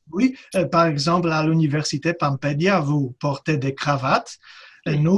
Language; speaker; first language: French; non-native, fluent; Polish